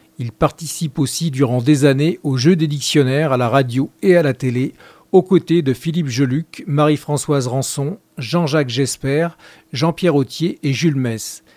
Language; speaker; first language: French; native; French